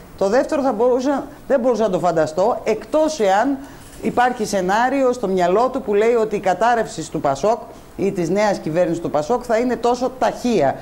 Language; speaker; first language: Greek; native; Greek